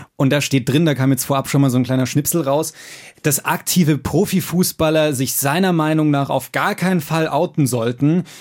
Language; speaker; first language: German; native; German